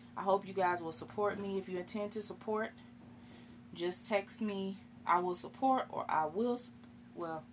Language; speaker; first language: English; native; English